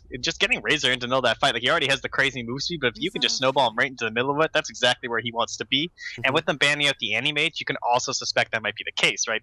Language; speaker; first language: English; native; English